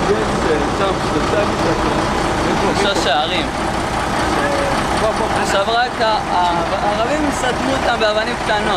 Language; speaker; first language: Hebrew; native; Hebrew